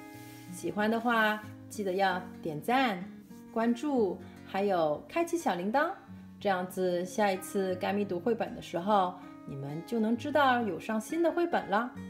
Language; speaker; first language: Chinese; early bilingual, heritage; Chinese